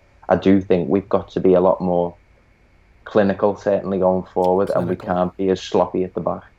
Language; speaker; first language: English; native; English